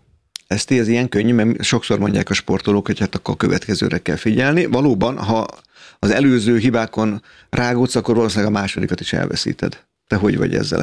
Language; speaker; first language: Hungarian; native; Hungarian